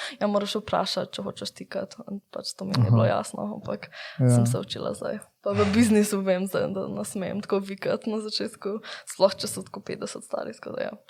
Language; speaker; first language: Slovenian; early bilingual, heritage; Slovenian